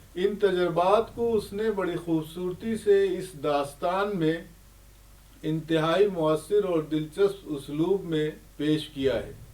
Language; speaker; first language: Urdu; native; Urdu